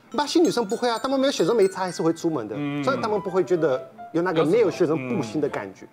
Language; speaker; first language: Chinese; non-native, fluent; Portuguese